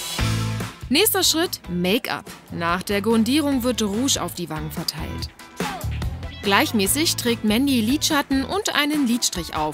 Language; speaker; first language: German; native; German